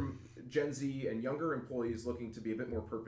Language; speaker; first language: English; native; English